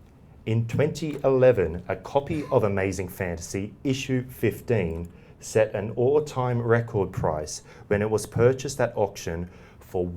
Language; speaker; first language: English; native; English